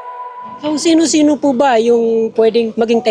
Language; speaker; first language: Filipino; native; Filipino